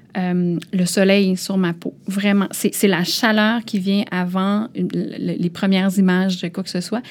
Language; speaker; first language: French; early bilingual, other home language; Lao